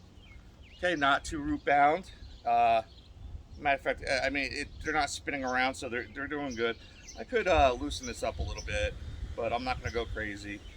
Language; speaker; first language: English; native; English